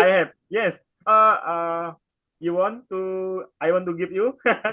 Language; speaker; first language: English; non-native, learner; Indonesian